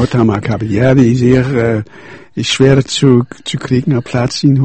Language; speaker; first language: German; early bilingual, heritage; Yiddish